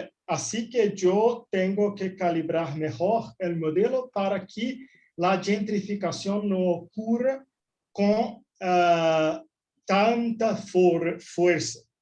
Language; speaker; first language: Spanish; non-native, fluent; Portuguese